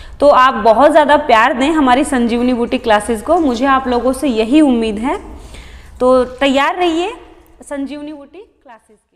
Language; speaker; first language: Hindi; native; Hindi